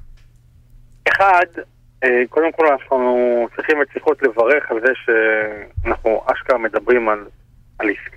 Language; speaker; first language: Hebrew; native; Hebrew